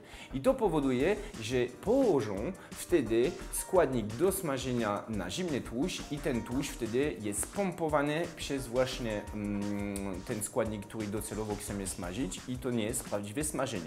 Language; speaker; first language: Polish; non-native, fluent; French